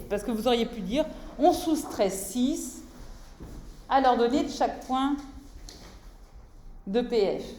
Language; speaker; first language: French; native; French